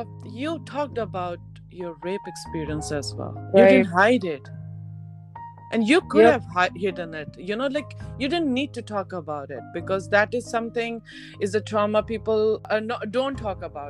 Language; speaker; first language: English; non-native, local second language; Hindi